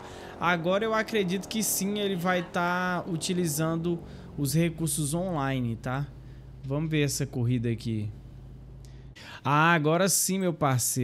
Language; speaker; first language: Portuguese; native; Portuguese